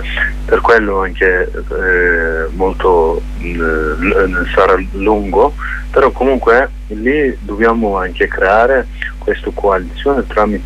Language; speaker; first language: Italian; non-native, learner; Kurdish